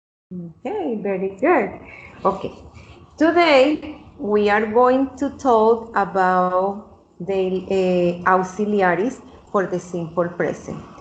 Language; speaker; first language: English; non-native, fluent; Spanish